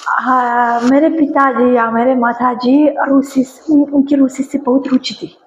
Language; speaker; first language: Hindi; non-native, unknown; Uzbek